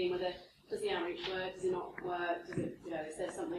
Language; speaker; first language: English; native; English